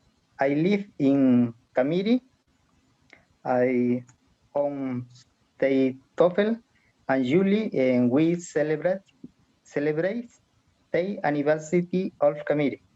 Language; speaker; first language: English; non-native, learner; Spanish